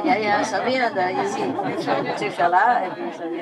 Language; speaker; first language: French; non-native, learner; Vietnamese